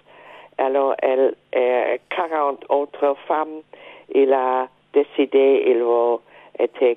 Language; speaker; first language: French; non-native, fluent; German